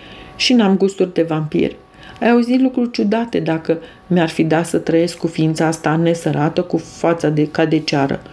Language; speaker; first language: Romanian; native; Romanian